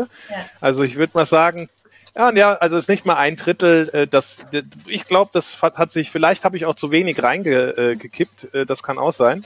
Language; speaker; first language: German; native; German